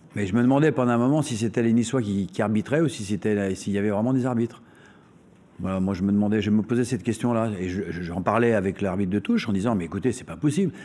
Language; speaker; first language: French; native; French